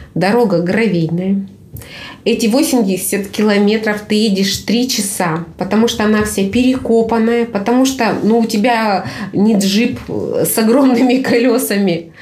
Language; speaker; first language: Russian; native; Russian